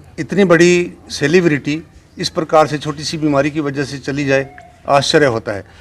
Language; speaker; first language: Hindi; native; Hindi